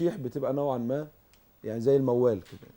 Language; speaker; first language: Arabic; native; Arabic